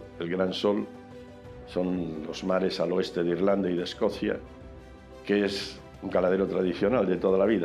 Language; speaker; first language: Spanish; native; Spanish